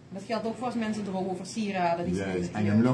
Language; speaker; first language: Dutch; native; Dutch